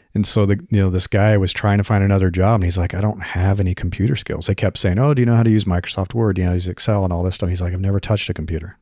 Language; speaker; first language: English; native; English